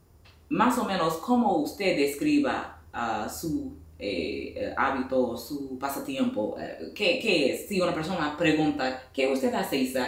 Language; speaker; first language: Spanish; non-native, fluent; English